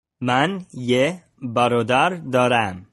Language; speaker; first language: Persian; non-native, learner; English